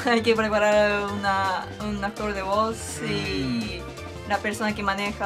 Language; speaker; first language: Spanish; non-native, fluent; Japanese